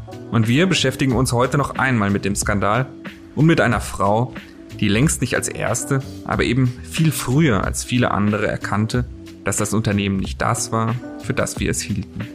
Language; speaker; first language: German; native; German